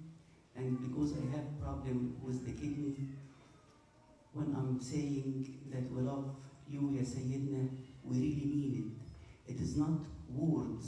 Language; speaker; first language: English; non-native, fluent; Arabic